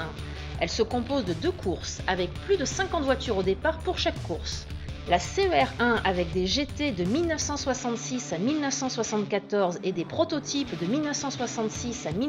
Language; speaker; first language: French; native; French